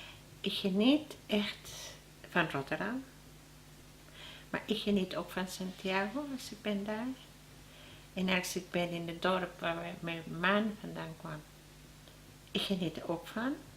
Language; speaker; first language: Dutch; non-native, learner; Spanish